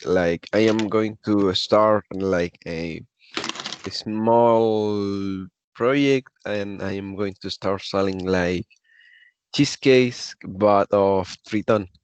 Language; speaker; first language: English; non-native, learner; Spanish